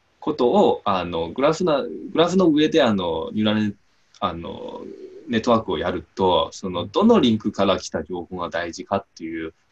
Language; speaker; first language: Japanese; non-native, fluent; Chinese